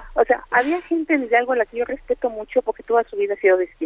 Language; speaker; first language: Spanish; native; Spanish